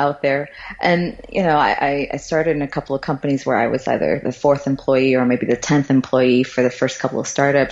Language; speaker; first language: English; early bilingual, other home language; Cantonese